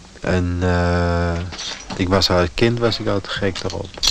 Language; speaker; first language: Dutch; non-native, fluent; German